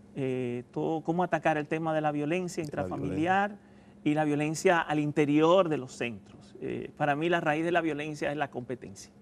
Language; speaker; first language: Spanish; native; Spanish